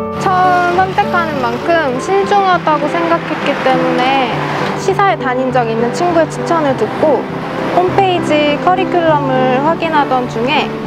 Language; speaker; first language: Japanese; non-native, learner; Korean